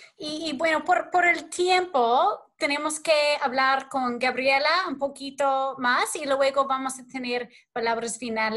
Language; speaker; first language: Spanish; non-native, fluent; English